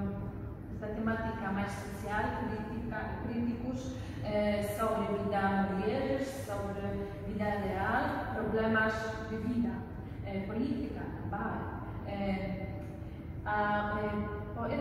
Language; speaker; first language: Portuguese; non-native, learner; Polish